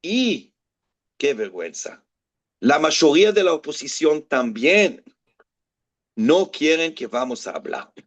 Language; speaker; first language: Spanish; non-native, fluent; Hebrew